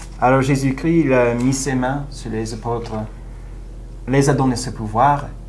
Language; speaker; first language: French; non-native, fluent; English